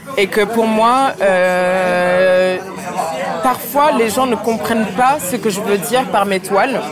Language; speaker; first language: French; early bilingual, other home language; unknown